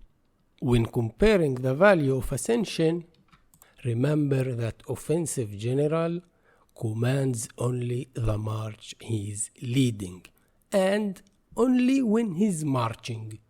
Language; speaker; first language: English; non-native, fluent; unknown